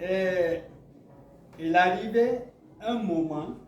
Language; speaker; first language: French; non-native, local second language; Mandingo